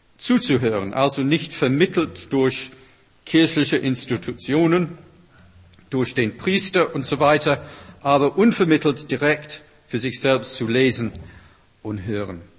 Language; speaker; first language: German; non-native, fluent; English